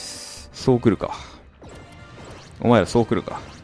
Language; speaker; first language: Japanese; native; Japanese